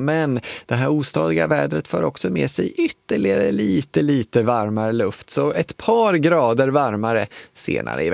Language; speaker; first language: Swedish; native; Swedish